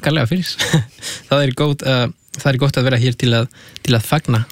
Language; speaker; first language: Icelandic; non-native, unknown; Spanish